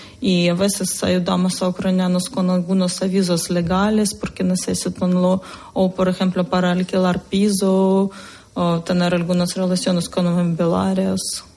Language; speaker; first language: Spanish; non-native, learner; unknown